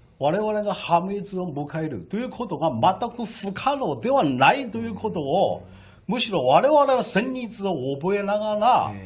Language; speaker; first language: Japanese; non-native, fluent; Chinese